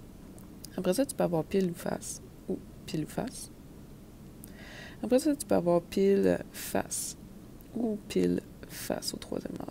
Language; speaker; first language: French; native; French